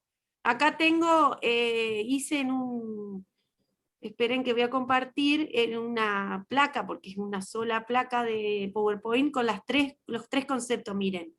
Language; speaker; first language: Spanish; native; Spanish